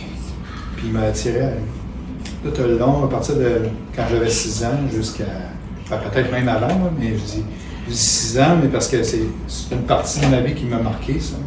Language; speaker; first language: French; native; French